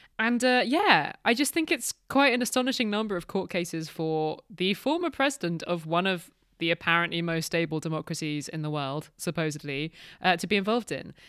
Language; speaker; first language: English; native; English